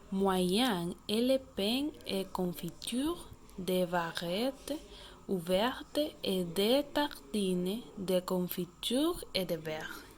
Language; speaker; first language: French; non-native, learner; Spanish